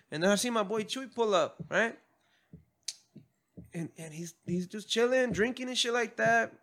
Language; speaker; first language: English; early bilingual, other home language; Spanish